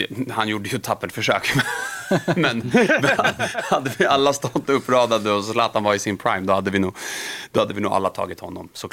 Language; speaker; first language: Swedish; native; Swedish